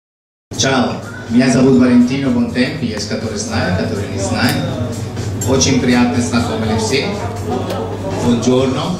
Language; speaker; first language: Russian; non-native, learner; Italian